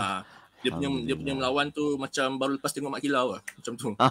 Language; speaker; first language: Malay; native; Malay